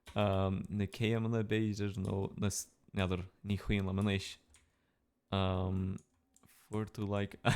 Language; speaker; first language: Irish; non-native, local second language; English